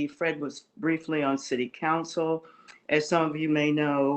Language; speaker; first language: English; native; English